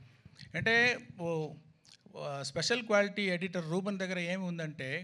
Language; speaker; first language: Telugu; non-native, fluent; Tamil